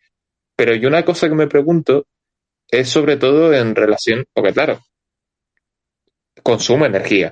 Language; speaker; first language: Spanish; native; Spanish